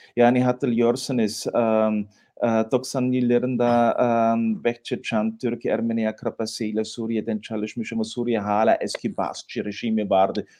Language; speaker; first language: Turkish; non-native, fluent; German